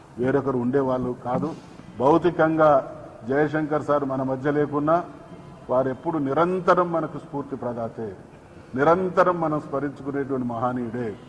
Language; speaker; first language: Telugu; native; Telugu